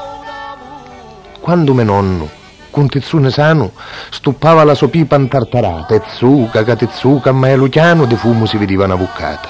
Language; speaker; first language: Italian; native; Italian